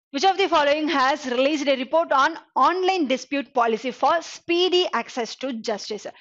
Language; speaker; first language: English; non-native, local second language; Tamil